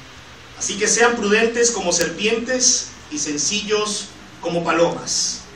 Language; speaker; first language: Spanish; native; Spanish